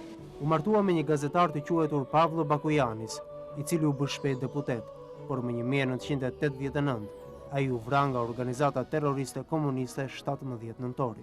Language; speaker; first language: Albanian; native; Albanian